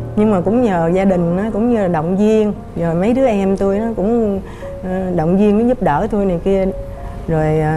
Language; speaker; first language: Vietnamese; native; Vietnamese